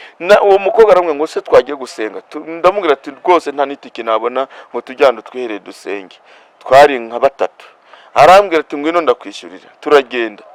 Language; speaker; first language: Kinyarwanda; non-native, local second language; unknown